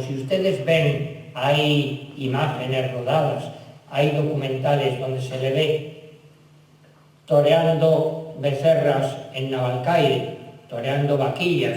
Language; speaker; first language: Spanish; native; Spanish